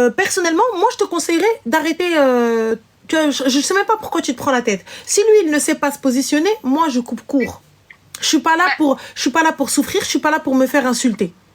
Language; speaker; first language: French; early bilingual, other home language; Arabic